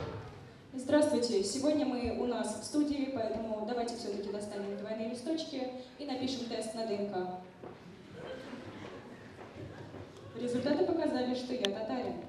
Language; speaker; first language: Russian; native; Russian